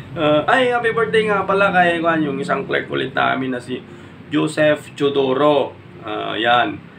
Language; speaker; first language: Filipino; non-native, local second language; Iloko